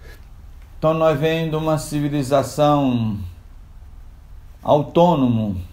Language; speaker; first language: Portuguese; non-native, local second language; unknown